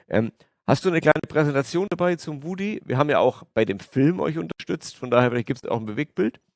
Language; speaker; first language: German; native; German